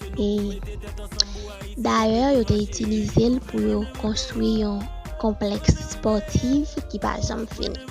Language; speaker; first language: French; non-native, learner; Haitian Creole